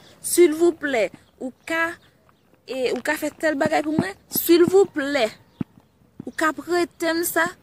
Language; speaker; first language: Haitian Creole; early bilingual, heritage; Haitian Creole